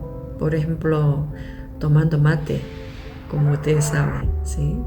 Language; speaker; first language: Spanish; non-native, local second language; Korean